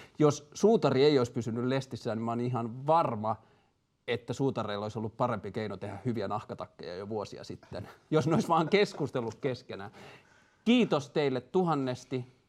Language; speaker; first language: Finnish; native; Finnish